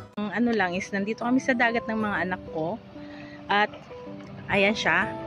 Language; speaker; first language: Filipino; non-native, local second language; Cebuano